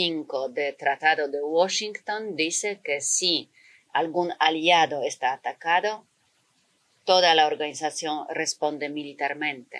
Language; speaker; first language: Spanish; non-native, fluent; Polish